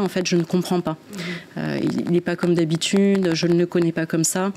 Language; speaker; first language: French; native; French